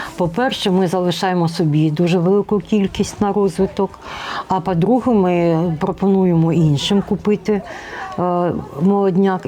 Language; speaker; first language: Ukrainian; non-native, local second language; Russian